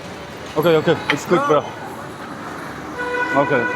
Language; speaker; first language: English; non-native, learner; Mongolian